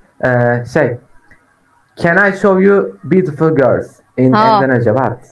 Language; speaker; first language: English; non-native, learner; Turkish